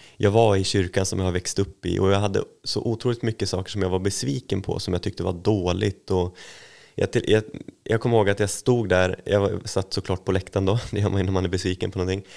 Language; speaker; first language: Swedish; native; Swedish